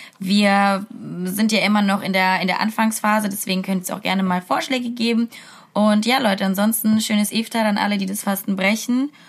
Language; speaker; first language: German; early bilingual, other home language; Russian